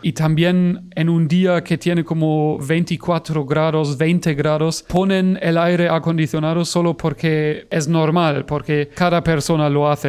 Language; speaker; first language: Spanish; non-native, fluent; German